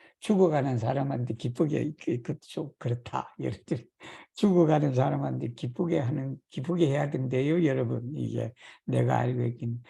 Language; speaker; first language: Korean; native; Korean